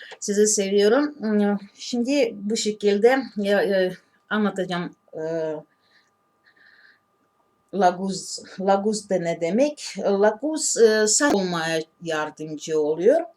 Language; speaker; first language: Turkish; non-native, learner; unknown